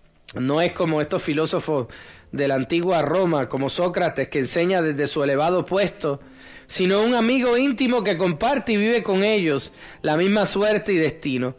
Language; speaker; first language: Spanish; native; Spanish